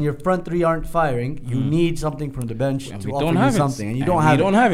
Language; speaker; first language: English; native; English